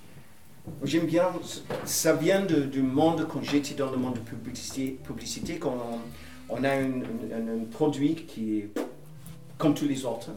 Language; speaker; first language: French; non-native, fluent; English